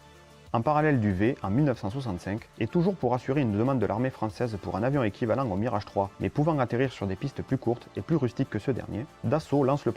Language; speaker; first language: French; native; French